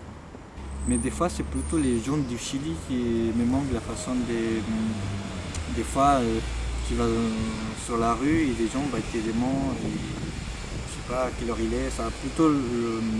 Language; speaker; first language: French; non-native, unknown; Spanish